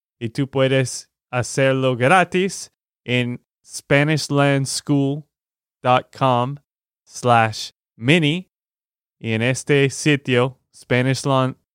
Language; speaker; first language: Spanish; non-native, learner; English